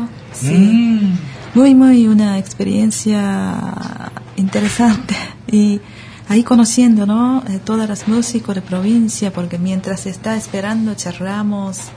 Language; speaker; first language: Spanish; non-native, learner; Japanese